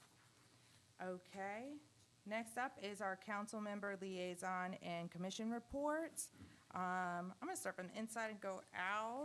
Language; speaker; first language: English; native; English